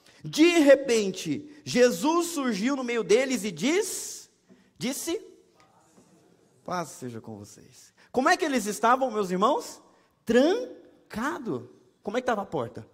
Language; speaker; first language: Portuguese; native; Portuguese